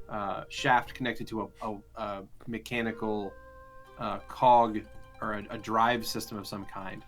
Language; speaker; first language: English; native; English